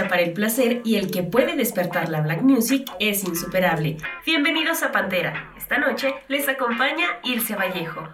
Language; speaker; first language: Spanish; native; Spanish